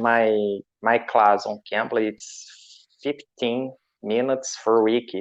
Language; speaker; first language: English; non-native, learner; Portuguese